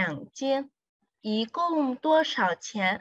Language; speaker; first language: Chinese; non-native, fluent; Vietnamese